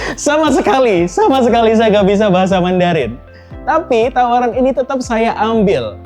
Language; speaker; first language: Indonesian; native; Indonesian